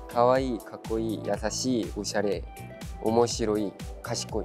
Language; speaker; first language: Japanese; non-native, fluent; Korean